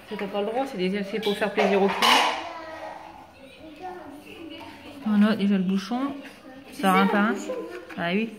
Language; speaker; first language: French; native; French